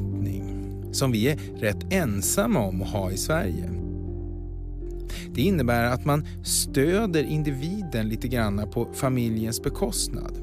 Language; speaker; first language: Swedish; native; Swedish